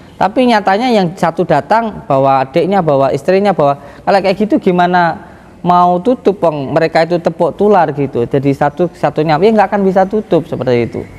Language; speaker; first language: Indonesian; native; Indonesian